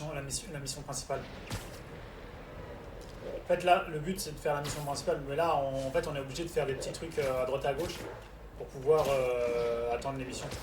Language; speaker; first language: French; native; French